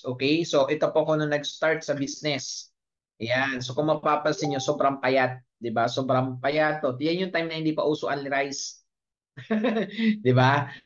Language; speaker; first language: Filipino; non-native, local second language; Bikol